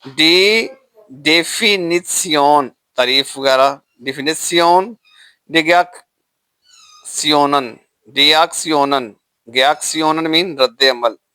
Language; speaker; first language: Urdu; non-native, local second language; Punjabi